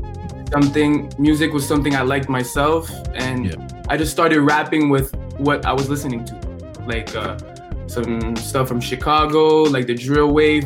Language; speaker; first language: English; non-native, fluent; French